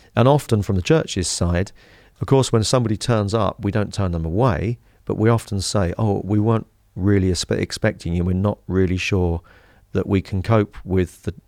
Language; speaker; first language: English; native; English